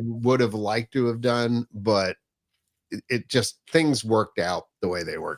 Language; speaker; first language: English; native; English